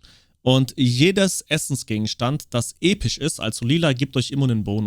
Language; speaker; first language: German; native; German